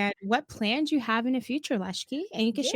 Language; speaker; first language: English; native; English